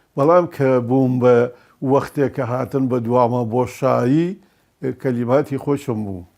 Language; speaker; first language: Central Kurdish; non-native, local second language; Gurani